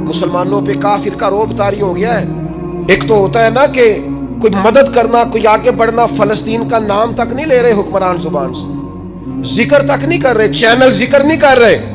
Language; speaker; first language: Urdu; non-native, local second language; Punjabi